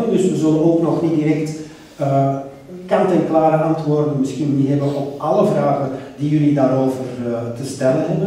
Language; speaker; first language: Dutch; native; Dutch